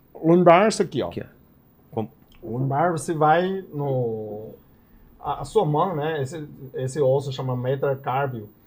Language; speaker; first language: Portuguese; non-native, fluent; Chinese